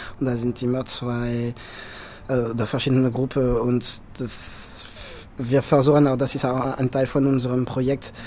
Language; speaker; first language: German; non-native, fluent; French